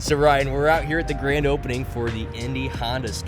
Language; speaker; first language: English; native; English